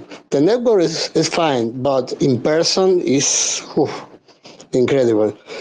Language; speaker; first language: English; non-native, learner; Spanish